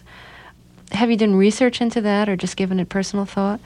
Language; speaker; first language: English; native; English